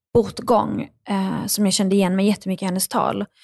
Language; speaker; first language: Swedish; early bilingual, other home language; Arabic